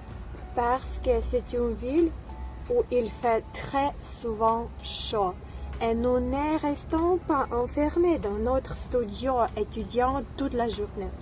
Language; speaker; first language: French; non-native, learner; Ukrainian